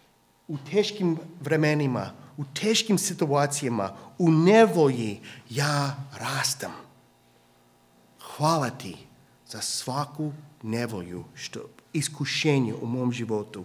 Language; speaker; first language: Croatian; non-native, fluent; English